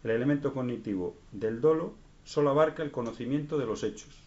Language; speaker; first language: Spanish; non-native, local second language; Galician